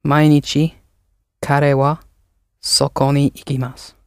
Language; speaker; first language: Japanese; non-native, learner; English